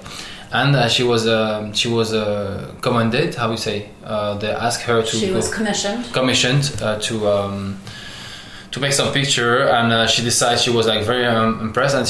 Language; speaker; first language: English; non-native, learner; French